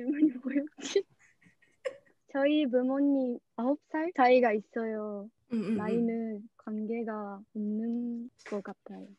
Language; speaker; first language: Korean; non-native, learner; Japanese